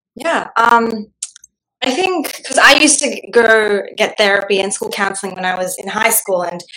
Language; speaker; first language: English; non-native, local second language; Gujarati